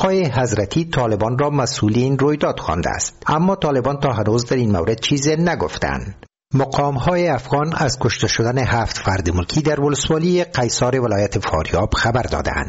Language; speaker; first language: Persian; native; Persian